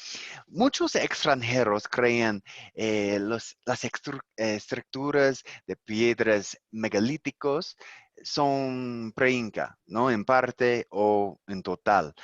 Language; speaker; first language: Spanish; non-native, learner; English